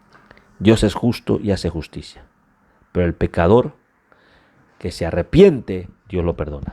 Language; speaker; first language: Spanish; native; Spanish